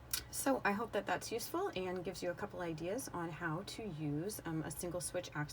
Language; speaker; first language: English; native; English